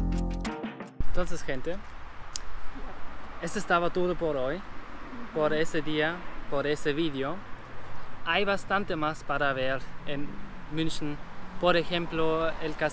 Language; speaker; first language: Spanish; non-native, learner; German